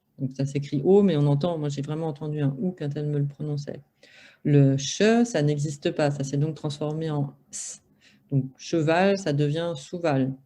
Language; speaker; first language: French; native; French